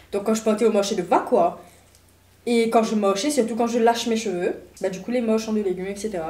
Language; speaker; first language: French; non-native, local second language; Morisyen